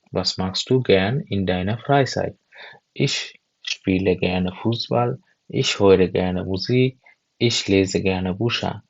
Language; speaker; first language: German; non-native, fluent; Bangla